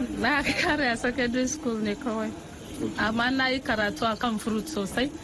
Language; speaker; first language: Hausa; non-native, local second language; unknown